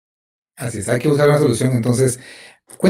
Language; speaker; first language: Spanish; native; Spanish